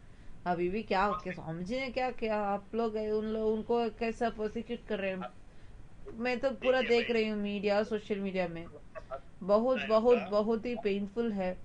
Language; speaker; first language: Hindi; non-native, local second language; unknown